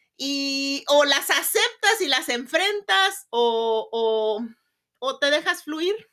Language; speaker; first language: Spanish; native; Spanish